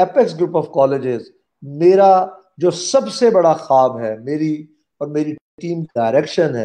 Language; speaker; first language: Urdu; non-native, local second language; Punjabi